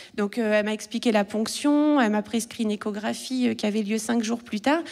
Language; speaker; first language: French; native; French